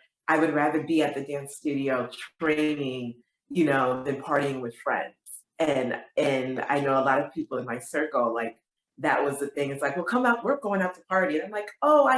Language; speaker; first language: English; native; English